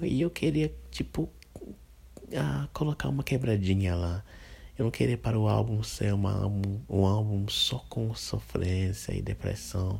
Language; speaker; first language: Portuguese; non-native, fluent; English